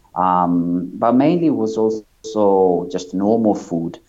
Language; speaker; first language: English; non-native, fluent; Italian